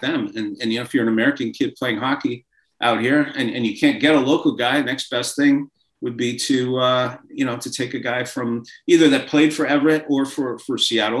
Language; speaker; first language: English; native; English